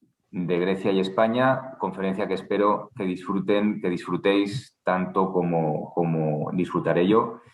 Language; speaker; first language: Spanish; native; Spanish